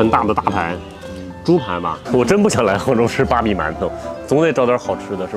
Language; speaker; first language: Chinese; native; Chinese